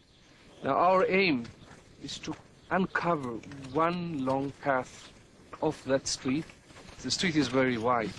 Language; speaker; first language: English; non-native, fluent; Hebrew